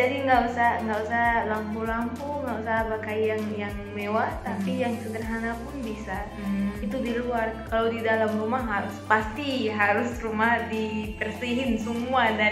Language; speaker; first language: Indonesian; non-native, fluent; Arabic